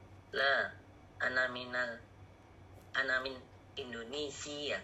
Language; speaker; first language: Arabic; non-native, learner; Indonesian